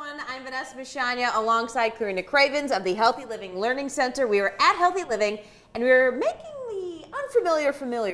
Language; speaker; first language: English; native; English